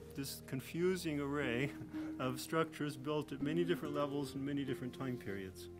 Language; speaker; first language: English; native; English